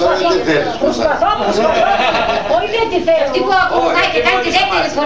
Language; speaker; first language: Greek; native; Greek